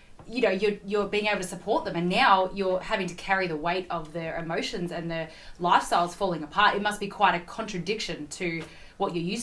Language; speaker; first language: English; native; English